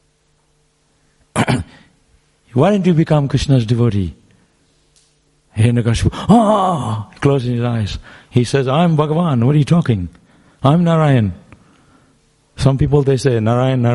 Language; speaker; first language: English; non-native, local second language; Bangla